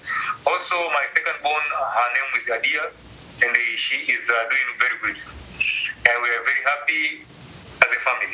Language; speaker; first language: English; non-native, local second language; Swahili